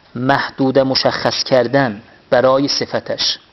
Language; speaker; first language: Persian; non-native, local second language; Azerbaijani